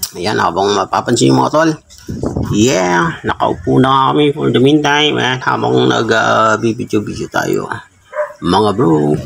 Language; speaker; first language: Filipino; non-native, local second language; Bikol